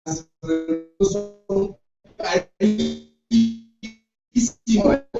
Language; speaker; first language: Spanish; native; Spanish